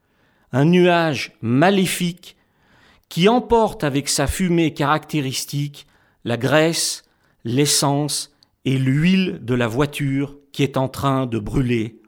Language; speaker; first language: French; native; French